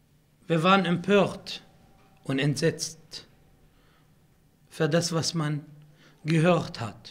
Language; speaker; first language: German; non-native, fluent; Arabic